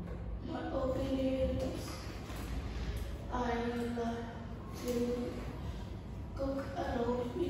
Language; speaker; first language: English; non-native, learner; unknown